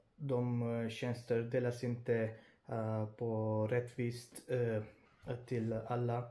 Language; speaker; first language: Norwegian; non-native, fluent; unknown